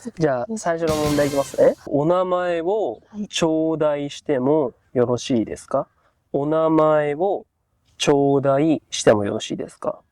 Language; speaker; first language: Japanese; native; Japanese